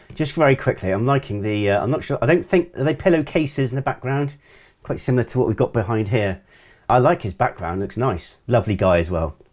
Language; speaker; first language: English; native; English